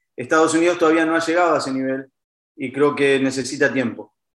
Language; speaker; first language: Spanish; native; Spanish